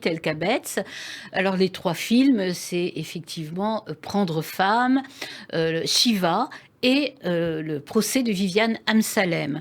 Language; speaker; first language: French; native; French